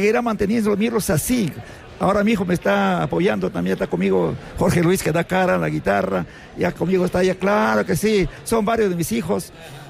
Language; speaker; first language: Spanish; native; Spanish